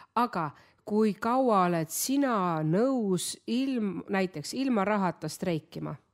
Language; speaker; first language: Estonian; non-native, local second language; Russian